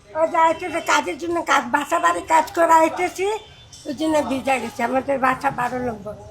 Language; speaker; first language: Bangla; non-native, local second language; Urdu